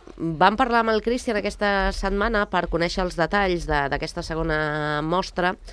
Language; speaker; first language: Catalan; native; Catalan